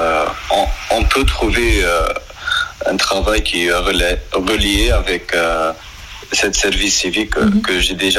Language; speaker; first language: French; non-native, local second language; Arabic